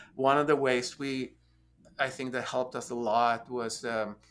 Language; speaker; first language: English; non-native, fluent; Norwegian